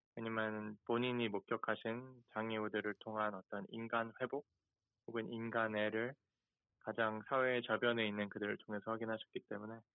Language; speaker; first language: Korean; early bilingual, heritage; Korean